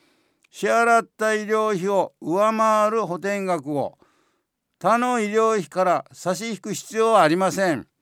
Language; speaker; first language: Japanese; native; Japanese